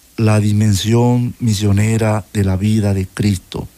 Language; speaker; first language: Spanish; native; Spanish